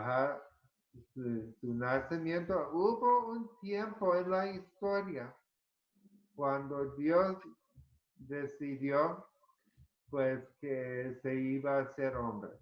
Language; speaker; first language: Spanish; early bilingual, heritage; Spanish